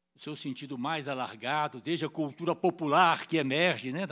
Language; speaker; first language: Portuguese; native; Portuguese